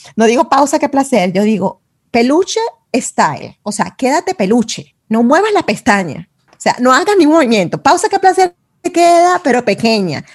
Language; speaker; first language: Spanish; native; Spanish